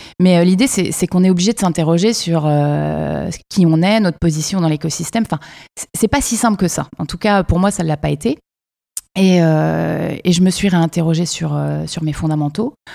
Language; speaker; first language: French; native; French